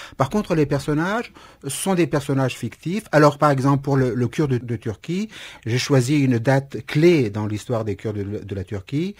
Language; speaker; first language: French; non-native, fluent; Kurdish